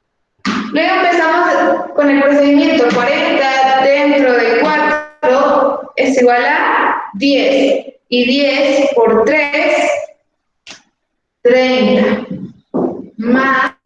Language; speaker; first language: Spanish; native; Spanish